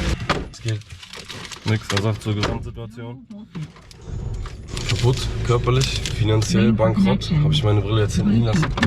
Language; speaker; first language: German; native; German